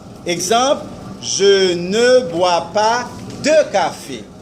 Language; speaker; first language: French; non-native, fluent; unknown